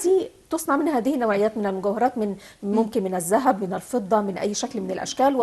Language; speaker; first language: Arabic; native; Arabic